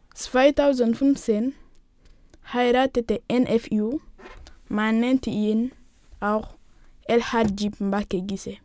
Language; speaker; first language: German; non-native, learner; Wolof